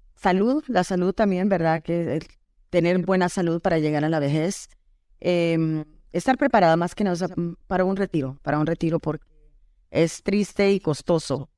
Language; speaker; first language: Spanish; early bilingual, heritage; Spanish